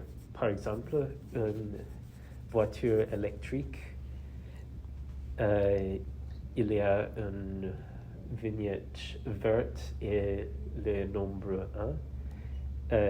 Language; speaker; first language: French; non-native, learner; English